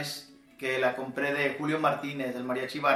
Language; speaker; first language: Spanish; early bilingual, heritage; Spanish